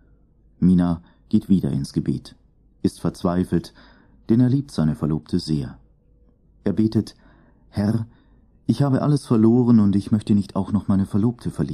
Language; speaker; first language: German; native; German